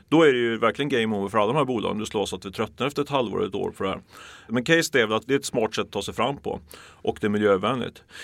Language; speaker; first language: Swedish; native; Swedish